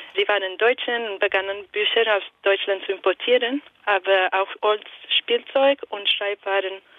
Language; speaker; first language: German; non-native, fluent; Italian